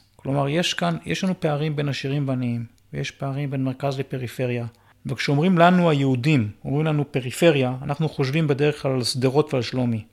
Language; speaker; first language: Hebrew; native; Hebrew